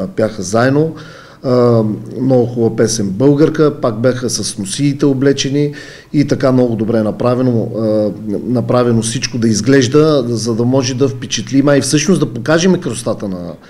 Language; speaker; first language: Bulgarian; native; Bulgarian